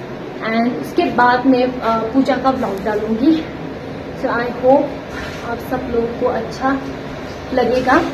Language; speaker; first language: Hindi; non-native, local second language; Nepali